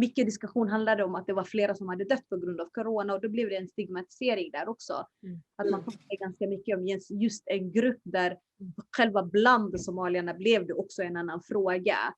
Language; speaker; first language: Swedish; early bilingual, other home language; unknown